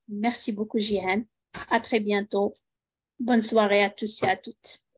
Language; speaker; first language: French; non-native, local second language; Arabic